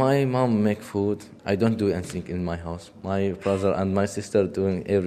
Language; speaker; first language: English; non-native, learner; Arabic